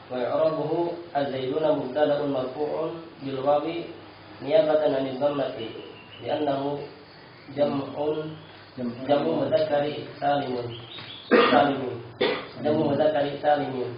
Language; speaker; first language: Arabic; non-native, learner; Indonesian